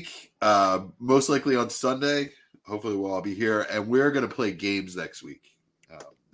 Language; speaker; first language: English; native; English